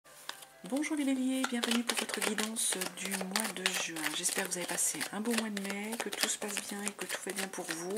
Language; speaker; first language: French; native; French